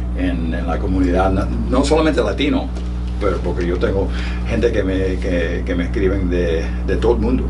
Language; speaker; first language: Spanish; early bilingual, heritage; Spanish